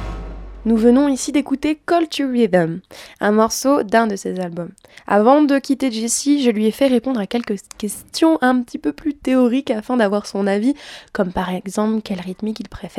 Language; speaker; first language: French; native; French